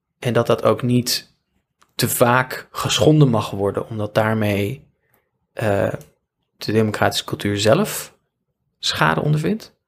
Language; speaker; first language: Dutch; native; Dutch